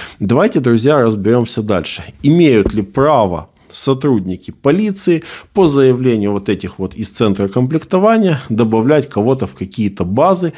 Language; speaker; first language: Russian; native; Russian